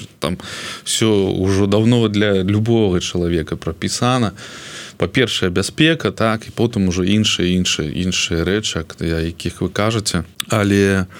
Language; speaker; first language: Belarusian; non-native, local second language; Russian